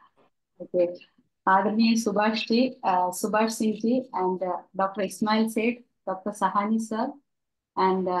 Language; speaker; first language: Hindi; non-native, local second language; Malayalam